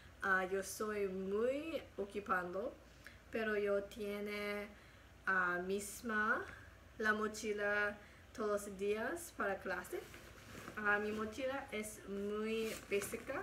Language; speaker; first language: Spanish; non-native, learner; English